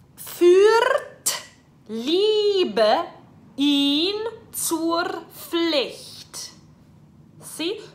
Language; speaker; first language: Spanish; non-native, fluent; German